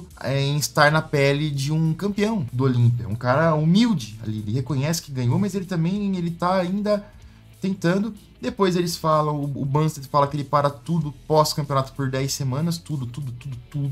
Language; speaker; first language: Portuguese; native; Portuguese